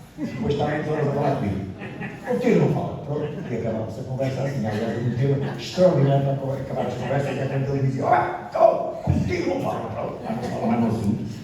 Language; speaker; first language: Portuguese; native; Portuguese